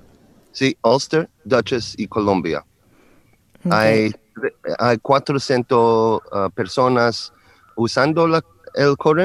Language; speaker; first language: Spanish; non-native, learner; English